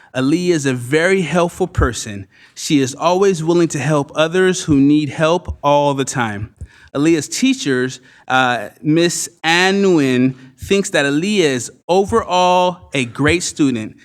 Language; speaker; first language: English; native; English